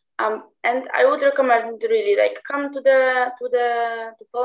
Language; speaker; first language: English; non-native, fluent; Polish